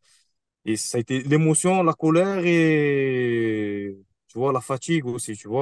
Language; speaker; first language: French; native; French